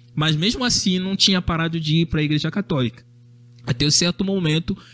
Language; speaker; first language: Portuguese; non-native, fluent; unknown